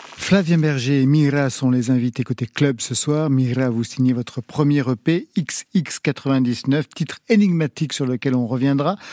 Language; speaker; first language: French; native; French